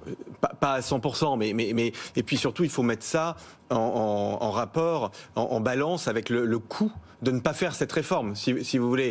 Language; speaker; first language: French; native; French